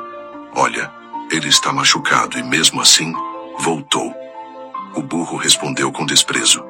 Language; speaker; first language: Portuguese; native; Portuguese